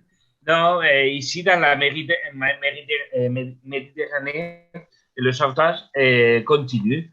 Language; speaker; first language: French; non-native, learner; Spanish